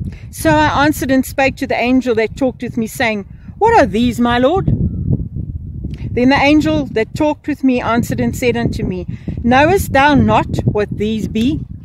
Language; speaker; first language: English; early bilingual, other home language; Afrikaans